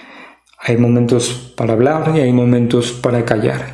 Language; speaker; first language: Spanish; native; Spanish